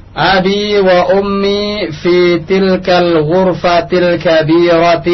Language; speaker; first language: Arabic; non-native, learner; Indonesian